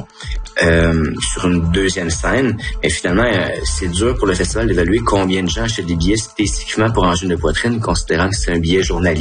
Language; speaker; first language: French; native; French